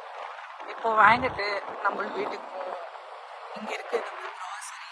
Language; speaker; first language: Tamil; non-native, local second language; Urdu